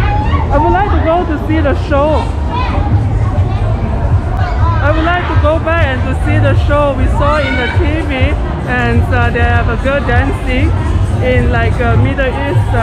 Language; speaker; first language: English; non-native, learner; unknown